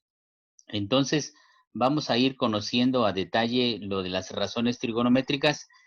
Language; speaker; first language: Spanish; native; Spanish